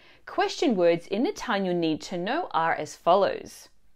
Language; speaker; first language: English; early bilingual, other home language; Italian